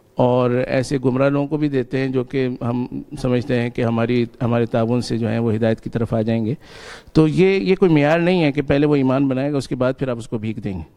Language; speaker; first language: Urdu; native; Urdu